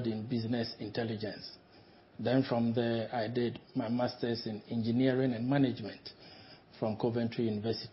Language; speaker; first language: English; non-native, local second language; Akan